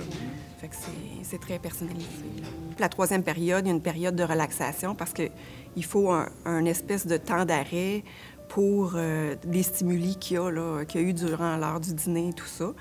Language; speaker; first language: French; native; French